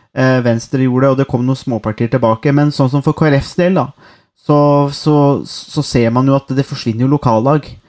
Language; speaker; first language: Norwegian; native; Norwegian